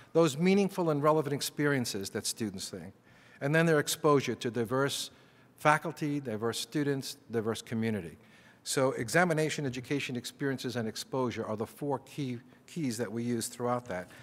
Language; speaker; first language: English; native; English